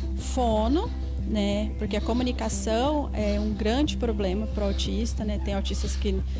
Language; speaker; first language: Portuguese; native; Portuguese